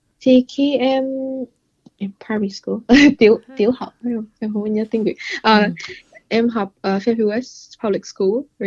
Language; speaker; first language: Vietnamese; early bilingual, heritage; English